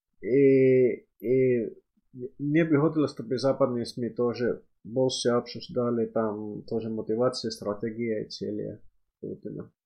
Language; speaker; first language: Russian; non-native, fluent; Finnish